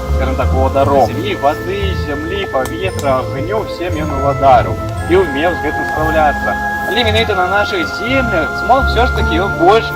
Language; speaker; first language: Belarusian; non-native, local second language; Russian